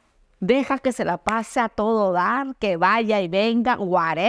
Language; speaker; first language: Spanish; early bilingual, other home language; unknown